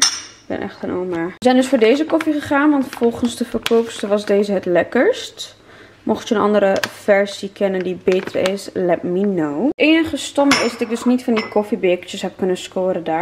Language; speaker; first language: Dutch; native; Dutch